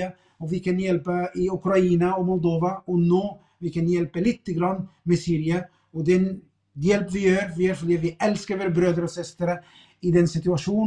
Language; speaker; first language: Swedish; non-native, fluent; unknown